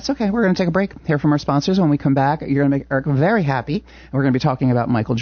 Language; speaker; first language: English; native; English